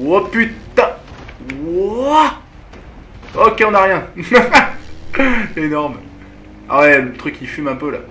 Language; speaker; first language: French; native; French